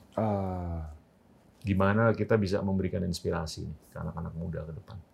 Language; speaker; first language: Indonesian; native; Indonesian